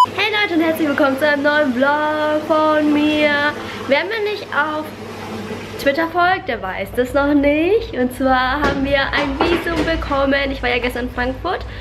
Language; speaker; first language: German; early bilingual, other home language; Vietnamese